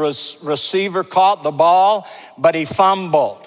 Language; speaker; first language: English; native; English